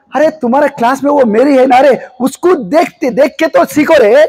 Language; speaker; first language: Hindi; non-native, local second language; Telugu